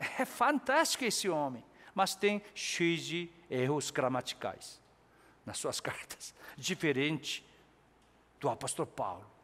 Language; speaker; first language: Portuguese; non-native, fluent; Korean